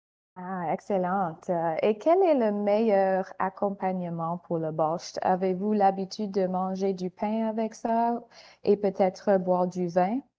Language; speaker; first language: French; non-native, learner; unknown